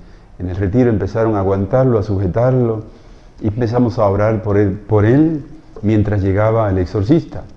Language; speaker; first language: Spanish; native; Spanish